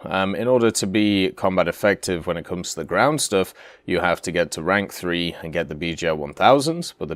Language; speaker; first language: English; native; English